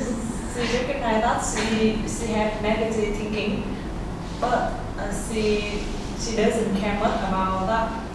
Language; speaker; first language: English; non-native, learner; Vietnamese